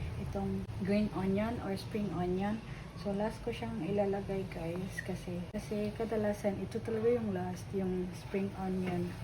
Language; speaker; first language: Filipino; non-native, local second language; Cebuano